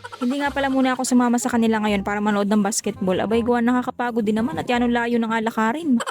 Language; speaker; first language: Filipino; native; Filipino